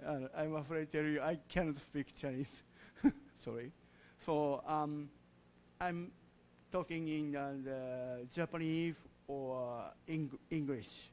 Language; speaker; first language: English; non-native, learner; Japanese